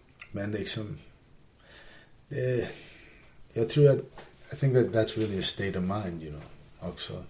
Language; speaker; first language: English; native; English